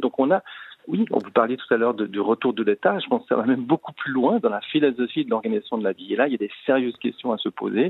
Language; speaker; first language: French; native; French